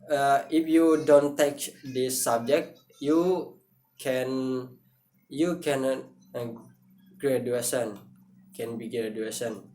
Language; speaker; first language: English; non-native, learner; Indonesian